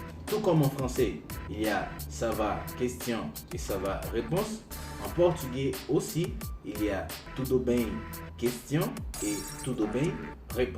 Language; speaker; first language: French; non-native, local second language; Haitian Creole